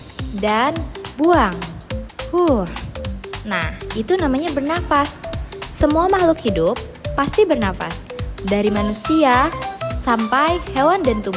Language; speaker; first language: Indonesian; native; Indonesian